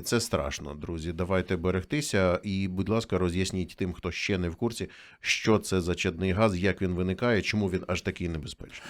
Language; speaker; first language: Ukrainian; native; Ukrainian